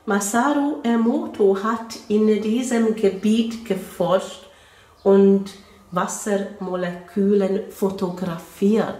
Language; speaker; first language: German; non-native, fluent; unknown